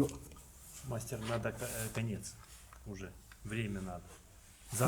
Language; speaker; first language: Russian; native; Russian